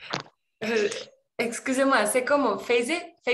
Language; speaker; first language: French; non-native, learner; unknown